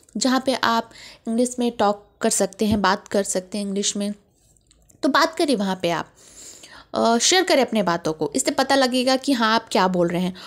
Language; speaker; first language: Hindi; native; Hindi